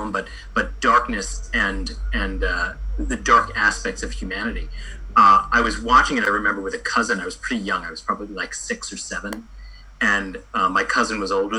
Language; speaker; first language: English; native; English